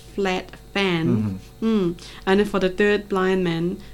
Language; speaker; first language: English; non-native, local second language; Cantonese